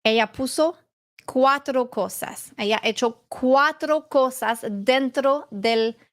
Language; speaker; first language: Spanish; non-native, learner; English